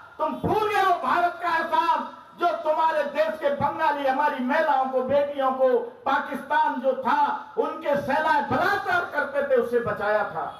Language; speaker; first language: Hindi; native; Hindi